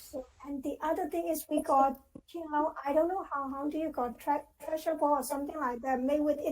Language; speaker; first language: English; non-native, fluent; Burmese